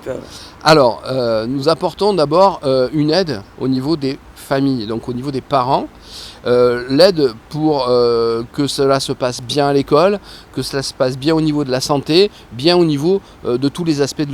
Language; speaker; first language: French; native; French